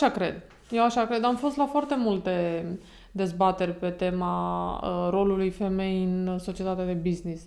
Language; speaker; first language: Romanian; native; Romanian